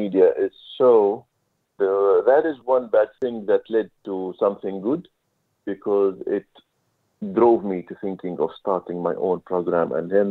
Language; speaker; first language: English; non-native, fluent; Arabic